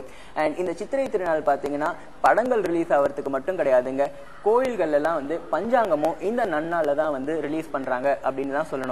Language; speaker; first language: Tamil; native; Tamil